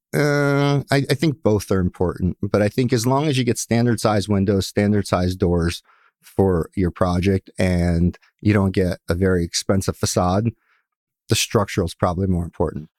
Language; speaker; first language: English; early bilingual, other home language; Russian